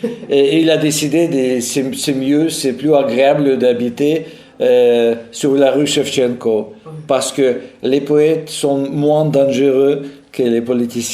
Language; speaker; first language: French; non-native, fluent; Russian